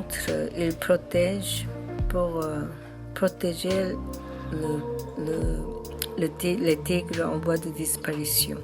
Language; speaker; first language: French; non-native, learner; Korean